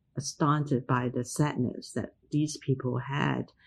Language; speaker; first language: English; non-native, local second language; Cantonese